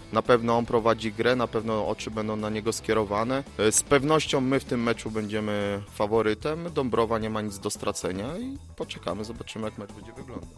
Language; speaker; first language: Polish; native; Polish